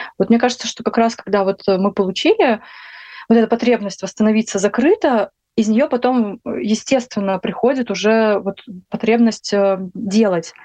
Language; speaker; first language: Russian; native; Russian